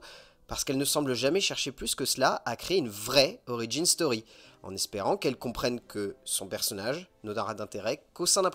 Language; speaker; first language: French; native; French